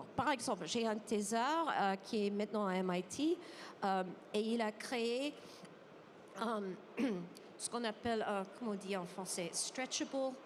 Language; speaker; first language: French; non-native, fluent; English